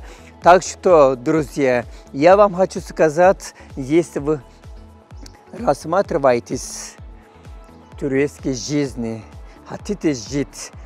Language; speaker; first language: Russian; non-native, fluent; Turkish